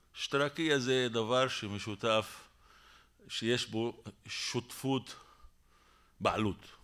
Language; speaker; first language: Hebrew; non-native, local second language; Arabic